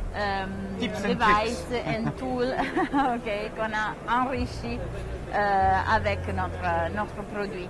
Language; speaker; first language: French; non-native, fluent; Italian